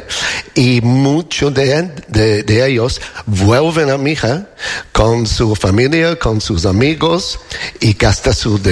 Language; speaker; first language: Spanish; non-native, learner; English